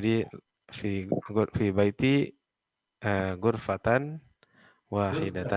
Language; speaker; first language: Arabic; non-native, fluent; Indonesian